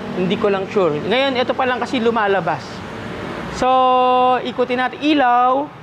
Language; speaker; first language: Filipino; non-native, local second language; Pampanga